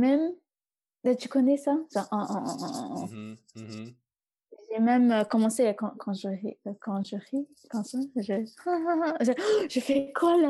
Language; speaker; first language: French; non-native, fluent; English